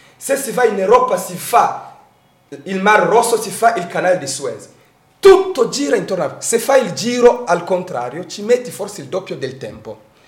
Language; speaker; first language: Italian; non-native, fluent; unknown